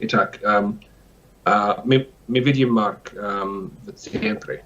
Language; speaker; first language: Russian; non-native, learner; English